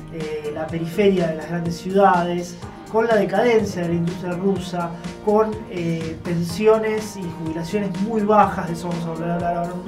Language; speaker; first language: Spanish; native; Spanish